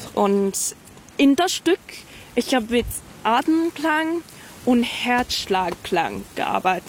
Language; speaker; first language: German; non-native, fluent; English